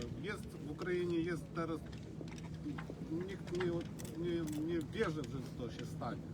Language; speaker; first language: Polish; non-native, fluent; Ukrainian